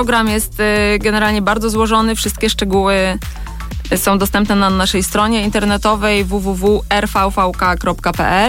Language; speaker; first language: Polish; native; Polish